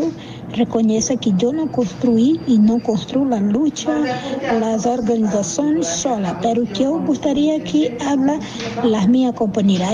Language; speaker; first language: Spanish; non-native, learner; Portuguese